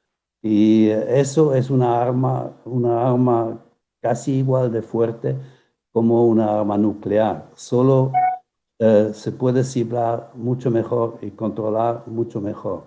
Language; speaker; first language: Spanish; non-native, fluent; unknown